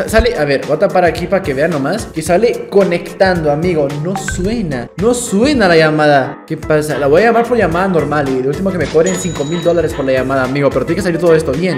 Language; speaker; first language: Spanish; native; Spanish